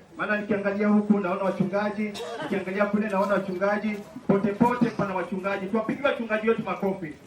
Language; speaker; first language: Swahili; non-native, local second language; Luyia